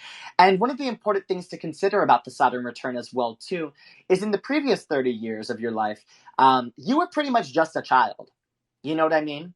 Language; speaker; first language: English; native; English